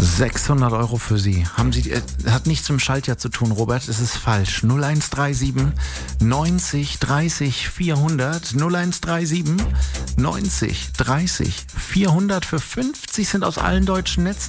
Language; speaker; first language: German; native; German